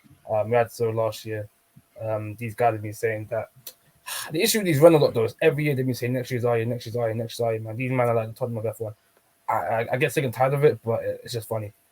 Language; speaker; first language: English; native; English